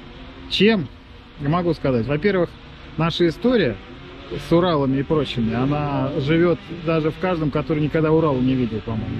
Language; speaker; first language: Russian; native; Russian